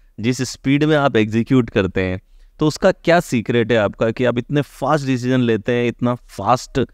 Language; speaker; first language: Hindi; native; Hindi